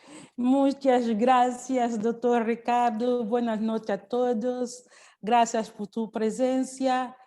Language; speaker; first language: Spanish; non-native, learner; Portuguese